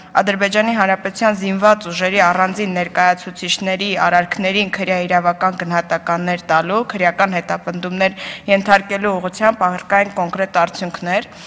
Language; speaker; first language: Armenian; native; Armenian